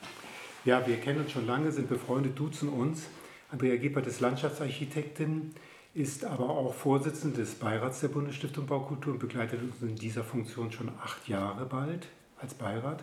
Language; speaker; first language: German; native; German